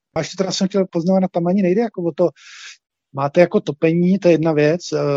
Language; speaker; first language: Czech; native; Czech